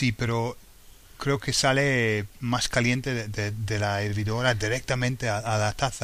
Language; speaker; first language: Spanish; non-native, fluent; English